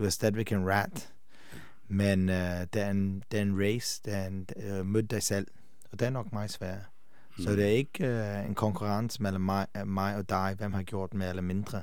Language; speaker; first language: Danish; non-native, fluent; English